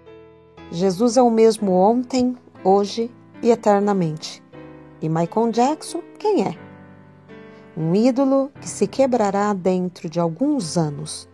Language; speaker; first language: Portuguese; native; Portuguese